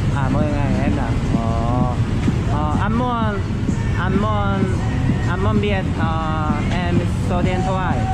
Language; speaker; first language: Vietnamese; non-native, learner; Korean